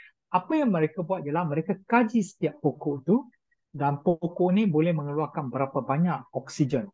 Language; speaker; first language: Malay; non-native, local second language; Chinese